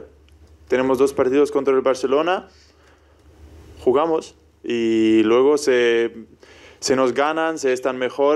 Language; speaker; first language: Spanish; non-native, fluent; German